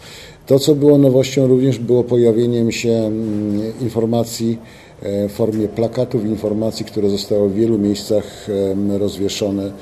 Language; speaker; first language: Polish; native; Polish